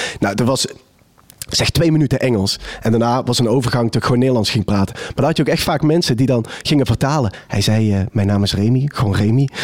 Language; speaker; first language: Dutch; native; Dutch